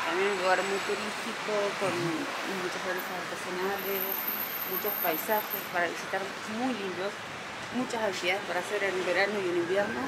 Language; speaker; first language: Spanish; native; Spanish